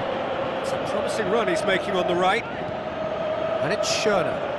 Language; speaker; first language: English; native; English